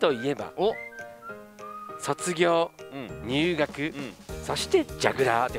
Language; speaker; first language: Japanese; native; Japanese